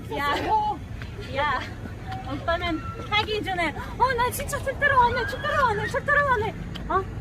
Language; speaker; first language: Korean; non-native, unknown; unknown